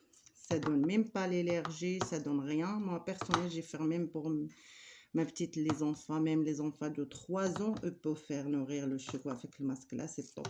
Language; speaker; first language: French; non-native, learner; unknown